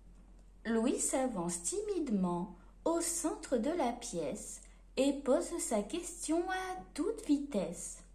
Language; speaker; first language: French; native; French